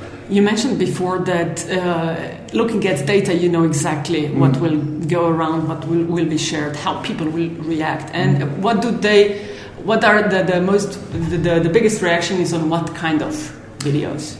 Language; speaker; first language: English; non-native, fluent; Slovenian